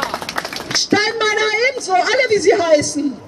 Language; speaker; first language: German; native; German